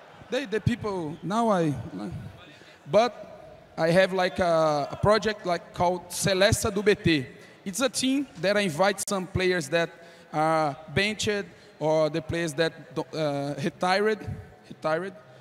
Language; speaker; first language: English; non-native, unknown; Portuguese